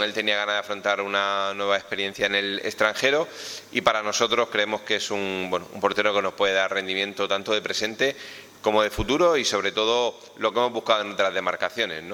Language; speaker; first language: Spanish; native; Spanish